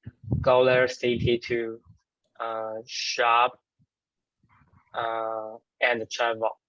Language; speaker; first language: English; non-native, learner; Chinese